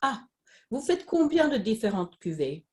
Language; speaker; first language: French; non-native, fluent; Swedish